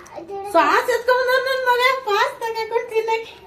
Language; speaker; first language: Kannada; native; Kannada